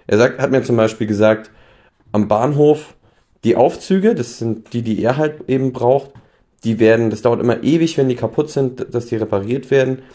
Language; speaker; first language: German; native; German